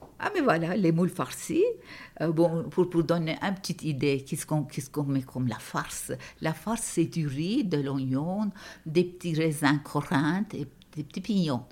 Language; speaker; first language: French; non-native, fluent; Turkish